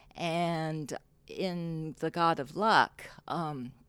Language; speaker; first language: English; non-native, local second language; Cantonese